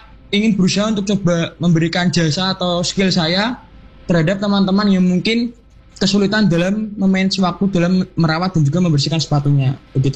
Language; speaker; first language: Indonesian; native; Indonesian